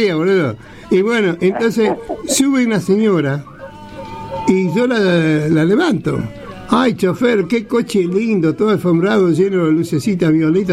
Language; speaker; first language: Spanish; native; Spanish